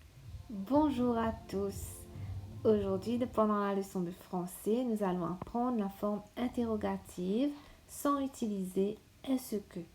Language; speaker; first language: French; non-native, local second language; Morisyen